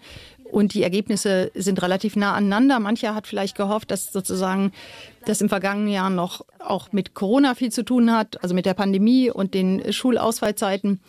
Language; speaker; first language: German; native; German